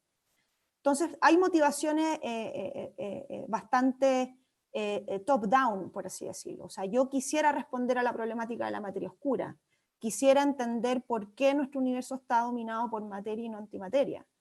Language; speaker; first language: Spanish; native; Spanish